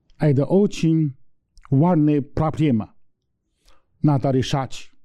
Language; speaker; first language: Russian; non-native, learner; Chinese